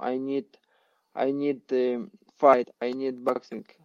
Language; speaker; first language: English; non-native, learner; Ukrainian